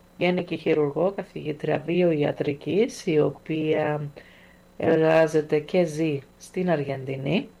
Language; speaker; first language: Greek; early bilingual, heritage; English